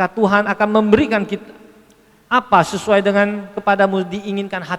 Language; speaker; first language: Indonesian; native; Indonesian